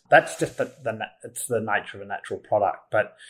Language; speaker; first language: English; native; English